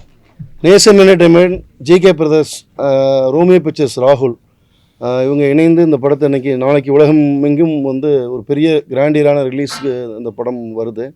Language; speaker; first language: Tamil; native; Tamil